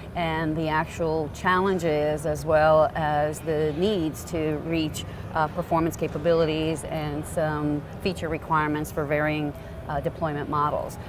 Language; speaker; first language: English; native; English